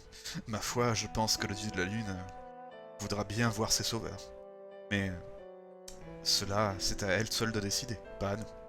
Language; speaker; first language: French; native; French